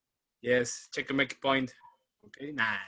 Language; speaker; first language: English; non-native, learner; Spanish